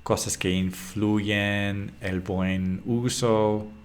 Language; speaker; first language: Spanish; non-native, fluent; English